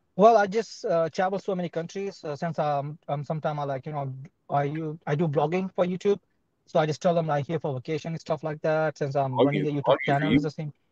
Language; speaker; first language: English; non-native, fluent; Arabic